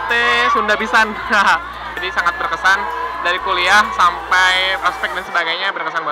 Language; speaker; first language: Indonesian; native; Indonesian